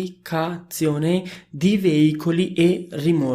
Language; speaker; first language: Italian; non-native, fluent; Urdu